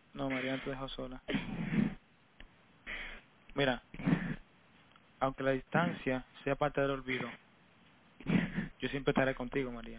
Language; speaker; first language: Spanish; native; Spanish